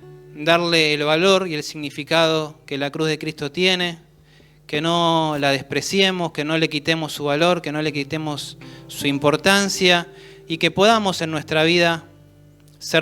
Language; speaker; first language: Spanish; native; Spanish